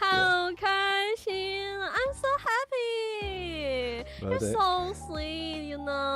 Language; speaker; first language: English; non-native, learner; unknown